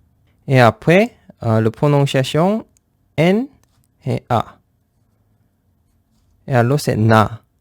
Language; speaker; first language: French; non-native, fluent; Korean